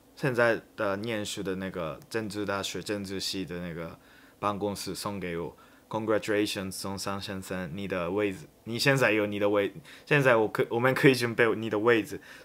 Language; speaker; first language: Chinese; non-native, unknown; Japanese